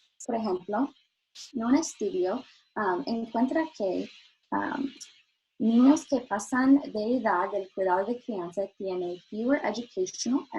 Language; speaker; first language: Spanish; non-native, learner; English